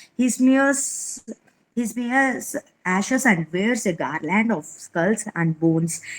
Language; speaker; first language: English; non-native, local second language; Telugu